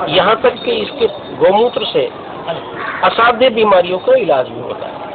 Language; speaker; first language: Urdu; non-native, local second language; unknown